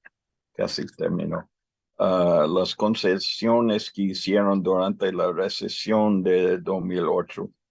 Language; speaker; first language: Spanish; non-native, learner; English